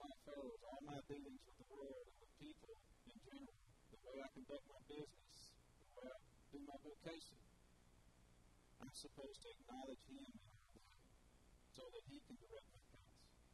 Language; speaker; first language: English; native; English